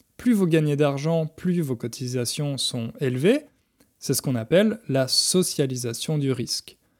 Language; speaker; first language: French; native; French